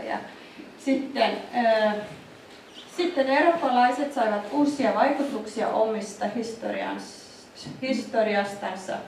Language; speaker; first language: Finnish; non-native, fluent; Icelandic